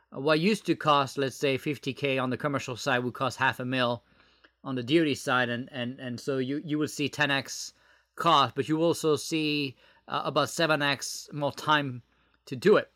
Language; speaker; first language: English; non-native, fluent; French